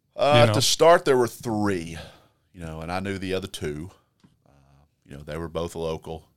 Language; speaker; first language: English; native; English